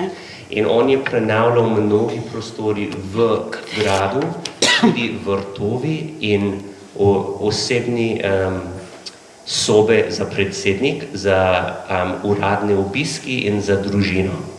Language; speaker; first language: Slovenian; non-native, learner; English